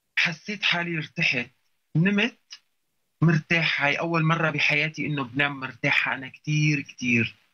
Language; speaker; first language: Arabic; native; Arabic